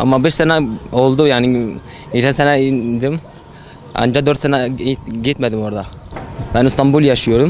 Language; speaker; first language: Turkish; non-native, learner; Arabic